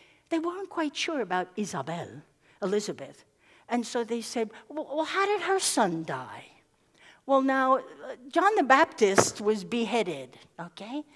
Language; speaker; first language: English; native; English